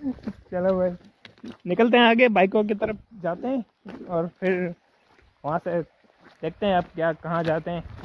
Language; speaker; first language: Hindi; non-native, local second language; Gujarati